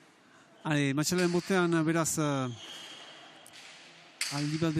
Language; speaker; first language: Basque; native; Basque